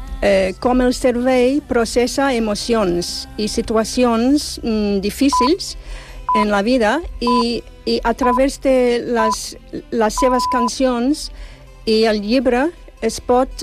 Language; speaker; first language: Catalan; non-native, fluent; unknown